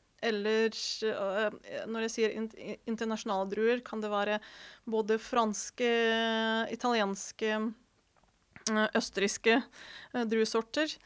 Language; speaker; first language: Norwegian; non-native, fluent; Ukrainian